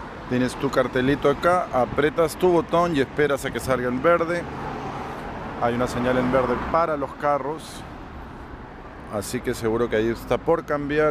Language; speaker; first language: Spanish; native; Spanish